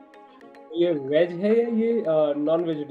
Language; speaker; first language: Hindi; native; Hindi